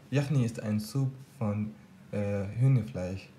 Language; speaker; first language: German; non-native, learner; Pashto